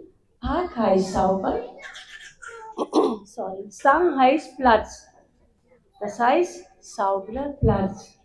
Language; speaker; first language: German; non-native, fluent; Urdu